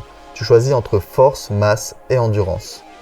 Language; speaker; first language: French; native; French